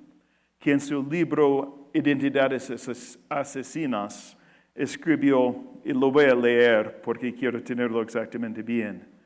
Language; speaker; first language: Spanish; non-native, fluent; English